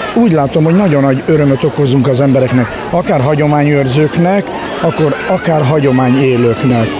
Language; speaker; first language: Hungarian; early bilingual, other home language; Greek